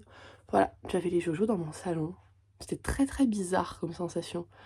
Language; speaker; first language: French; native; French